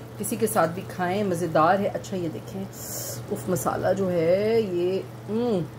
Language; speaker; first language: Urdu; native; Urdu